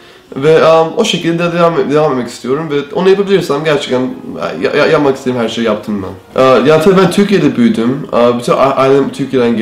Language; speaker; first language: Turkish; early bilingual, heritage; Turkish